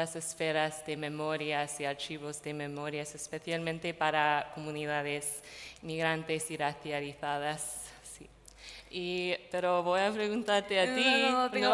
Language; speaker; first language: Spanish; non-native, fluent; English